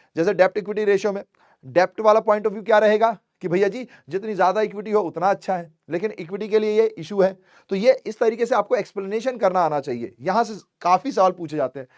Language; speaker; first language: Hindi; native; Hindi